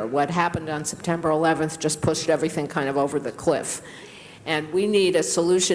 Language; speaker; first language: English; native; English